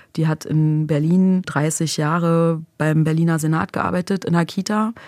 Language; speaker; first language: German; early bilingual, other home language; Croatian